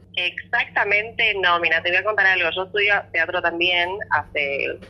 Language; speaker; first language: Spanish; native; Spanish